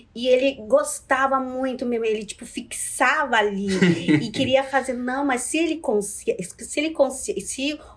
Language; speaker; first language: Portuguese; non-native, local second language; Ticuna